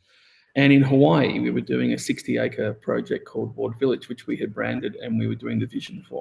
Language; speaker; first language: English; native; English